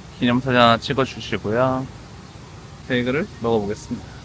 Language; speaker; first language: Korean; native; Korean